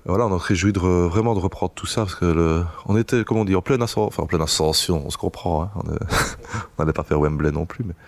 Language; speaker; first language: French; native; French